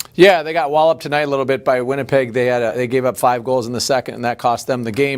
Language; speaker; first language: English; native; English